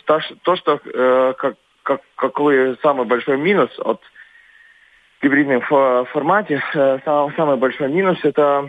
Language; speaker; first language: Russian; non-native, local second language; Latvian